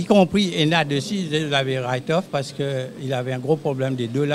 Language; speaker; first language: French; non-native, local second language; Morisyen